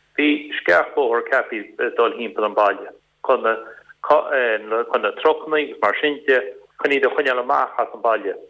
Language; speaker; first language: Irish; native; Irish